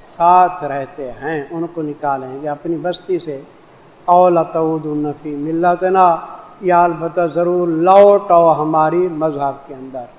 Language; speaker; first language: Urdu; non-native, local second language; Saraiki